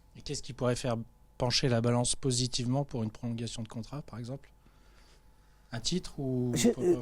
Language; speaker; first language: French; native; French